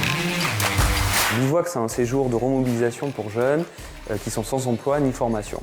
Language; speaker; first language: French; native; French